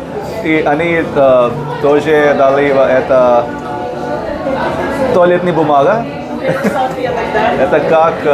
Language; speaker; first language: Russian; non-native, learner; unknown